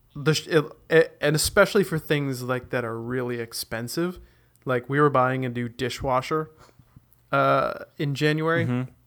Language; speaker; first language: English; native; English